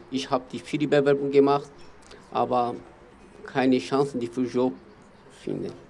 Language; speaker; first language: German; non-native, learner; Kurdish